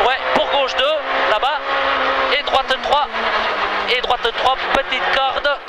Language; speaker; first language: French; native; French